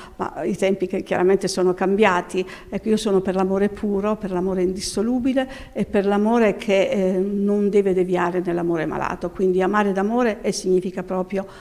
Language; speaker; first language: Italian; native; Italian